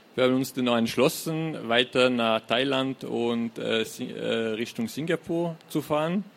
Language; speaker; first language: German; non-native, fluent; French